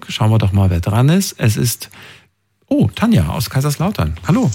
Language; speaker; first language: German; native; German